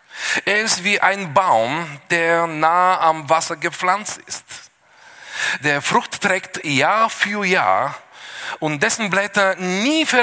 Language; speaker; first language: German; non-native, fluent; Bulgarian